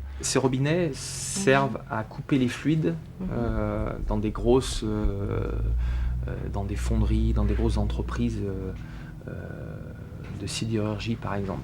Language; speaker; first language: French; native; French